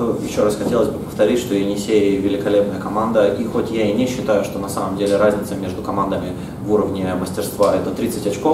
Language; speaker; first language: Russian; native; Russian